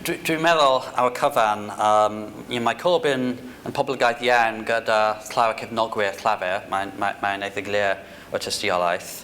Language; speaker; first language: Welsh; non-native, fluent; English